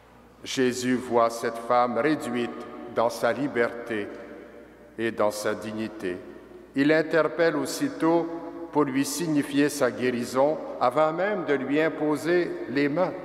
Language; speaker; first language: French; native; French